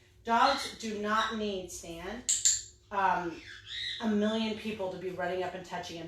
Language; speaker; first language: English; native; English